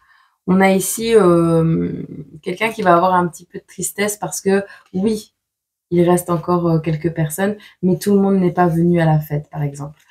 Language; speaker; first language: French; native; French